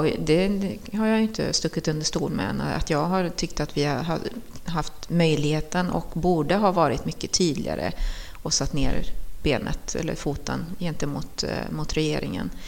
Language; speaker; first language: Swedish; early bilingual, other home language; Spanish